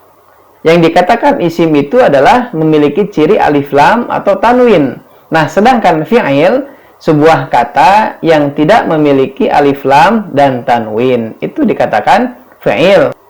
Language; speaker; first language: Indonesian; native; Indonesian